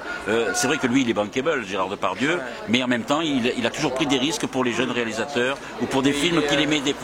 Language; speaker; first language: French; native; French